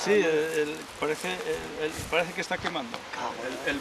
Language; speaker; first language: Spanish; native; Spanish